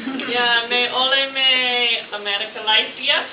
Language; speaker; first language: Finnish; non-native, learner; English